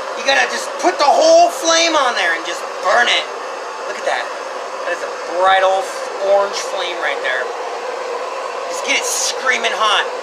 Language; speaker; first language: English; early bilingual, other home language; Spanish